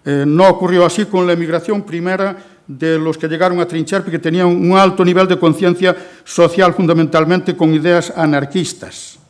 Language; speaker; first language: Spanish; non-native, local second language; Galician